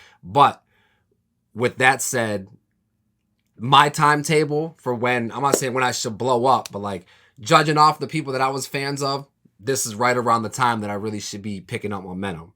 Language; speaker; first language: English; native; English